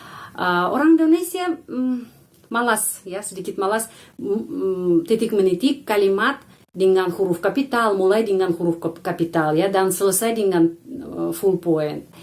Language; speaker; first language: Indonesian; non-native, fluent; Russian